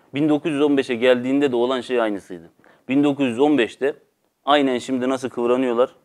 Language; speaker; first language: Turkish; native; Turkish